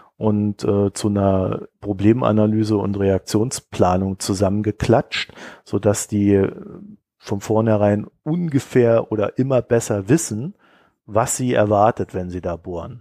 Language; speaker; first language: German; native; German